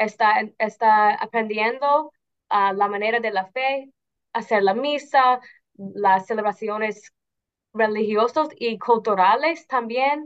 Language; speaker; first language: Spanish; non-native, fluent; English